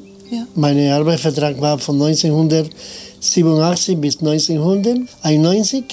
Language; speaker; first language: German; non-native, learner; Spanish